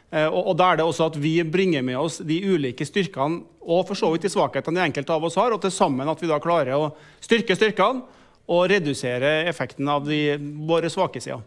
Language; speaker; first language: Norwegian; native; Norwegian